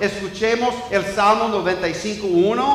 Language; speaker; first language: Spanish; non-native, fluent; English